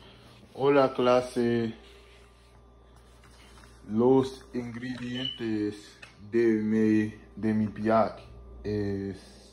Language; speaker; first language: Spanish; non-native, learner; English